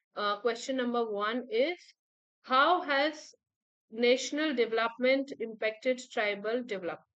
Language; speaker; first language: English; non-native, local second language; Hindi